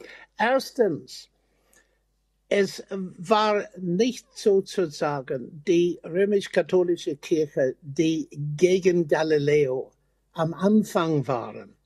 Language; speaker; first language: German; non-native, fluent; English